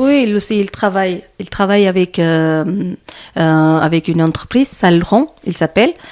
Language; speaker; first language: French; non-native, learner; Malayalam